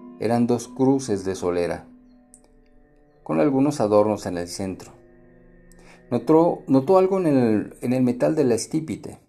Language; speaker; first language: Spanish; native; Spanish